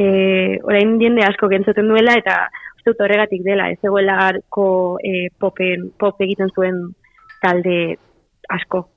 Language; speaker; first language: Basque; non-native, local second language; Spanish